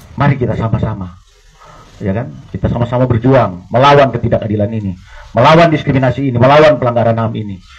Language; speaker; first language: Indonesian; native; Indonesian